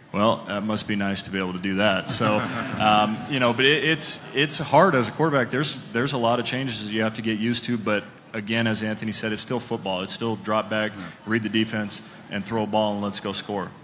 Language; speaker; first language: English; native; English